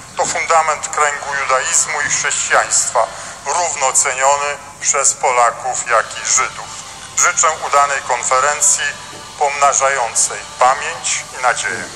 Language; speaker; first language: Polish; native; Polish